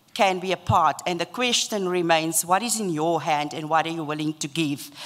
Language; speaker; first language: English; non-native, local second language; Afrikaans